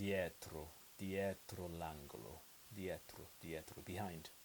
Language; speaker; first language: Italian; non-native, learner; English